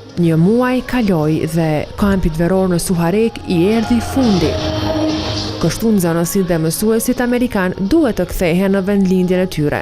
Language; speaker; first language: Albanian; native; Albanian